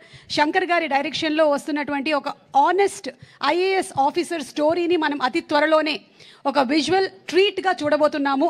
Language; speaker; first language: Telugu; native; Telugu